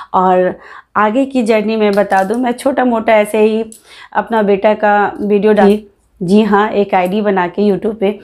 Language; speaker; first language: Hindi; native; Hindi